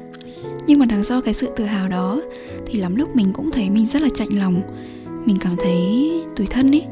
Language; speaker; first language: Vietnamese; native; Vietnamese